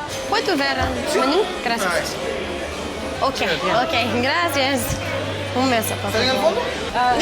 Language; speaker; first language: Spanish; non-native, learner; English